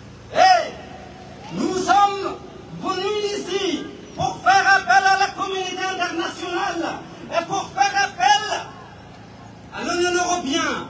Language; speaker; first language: French; non-native, fluent; Persian